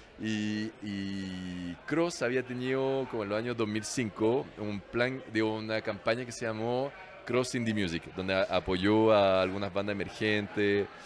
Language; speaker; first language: Spanish; non-native, fluent; French